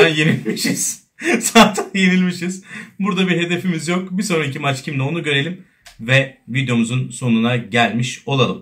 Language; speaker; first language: Turkish; native; Turkish